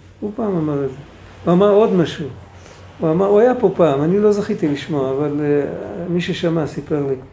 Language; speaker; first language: Hebrew; non-native, fluent; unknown